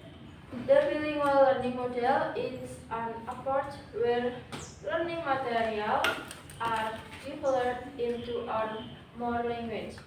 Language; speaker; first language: English; non-native, learner; Indonesian